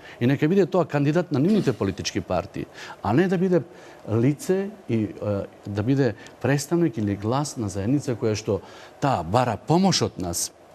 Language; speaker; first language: Macedonian; non-native, local second language; Romany